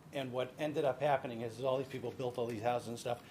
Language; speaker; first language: English; native; English